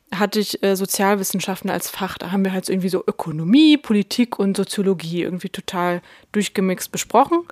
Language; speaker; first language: German; early bilingual, other home language; Russian